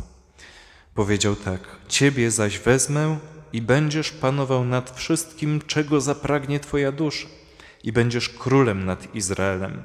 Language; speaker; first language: Polish; native; Polish